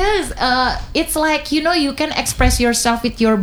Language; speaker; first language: English; non-native, learner; Indonesian